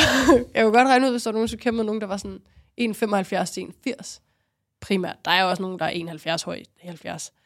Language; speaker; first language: Danish; native; Danish